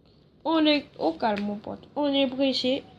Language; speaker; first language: French; native; French